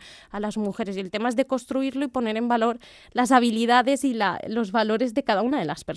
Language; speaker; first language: Spanish; native; Spanish